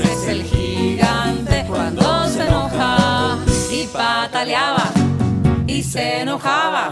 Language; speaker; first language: Spanish; native; Spanish